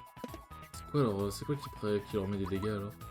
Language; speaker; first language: French; native; French